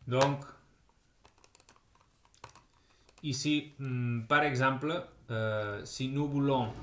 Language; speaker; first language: French; non-native, fluent; Spanish